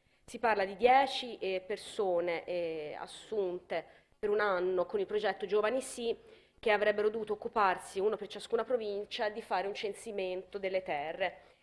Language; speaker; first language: Italian; native; Italian